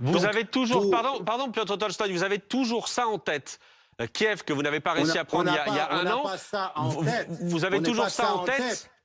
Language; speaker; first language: French; native; French